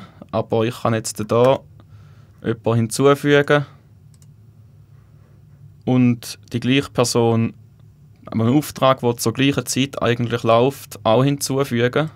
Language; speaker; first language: German; native; German